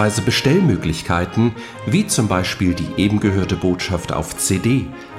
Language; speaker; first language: German; native; German